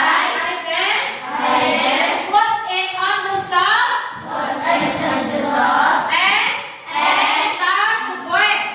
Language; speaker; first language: English; non-native, learner; Indonesian